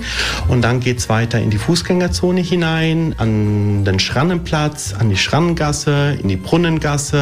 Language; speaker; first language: German; early bilingual, other home language; Italian